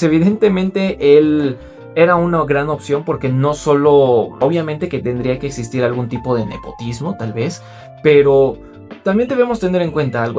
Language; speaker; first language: Spanish; native; Spanish